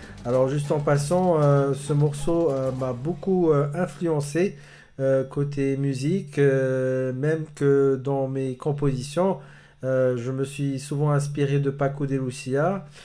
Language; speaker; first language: French; non-native, local second language; Arabic